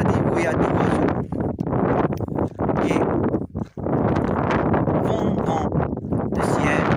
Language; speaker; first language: French; non-native, learner; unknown